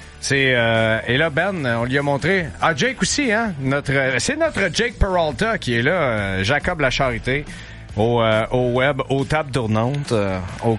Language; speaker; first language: French; native; French